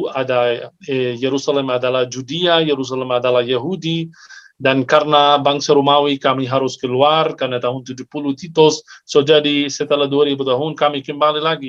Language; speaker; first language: Indonesian; non-native, fluent; Arabic